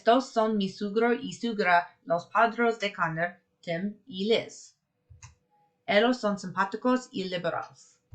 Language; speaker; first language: Spanish; non-native, learner; English